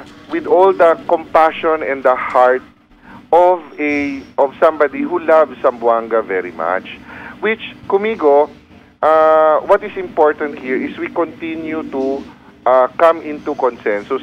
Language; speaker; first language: English; non-native, local second language; Chavacano